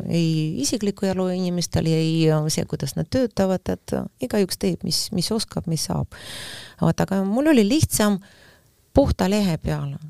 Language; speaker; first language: Estonian; non-native, fluent; Russian